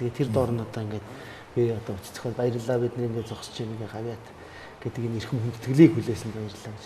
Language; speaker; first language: Mongolian; native; Mongolian